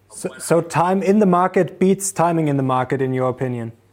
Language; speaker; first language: English; non-native, fluent; German